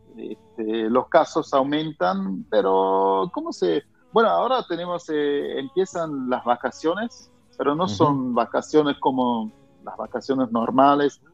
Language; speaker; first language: Spanish; non-native, fluent; German